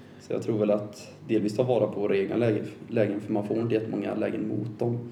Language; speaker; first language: Swedish; native; Swedish